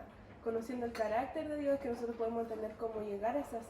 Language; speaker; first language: Spanish; native; Spanish